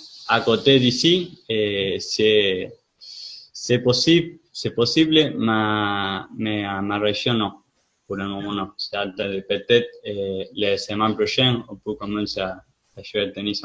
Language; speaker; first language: French; non-native, fluent; Spanish